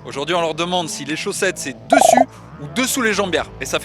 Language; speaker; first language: French; native; French